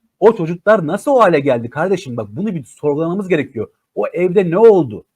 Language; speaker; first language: Turkish; native; Turkish